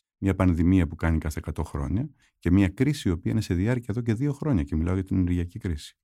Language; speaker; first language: Greek; native; Greek